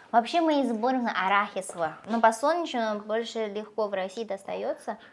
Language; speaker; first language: Russian; non-native, fluent; Chinese